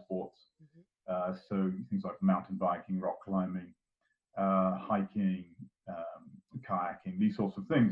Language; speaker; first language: English; native; English